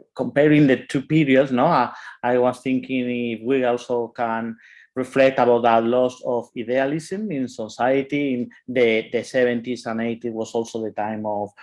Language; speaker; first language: English; non-native, fluent; Catalan